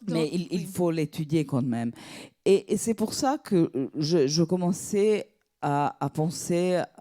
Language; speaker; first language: French; non-native, fluent; Italian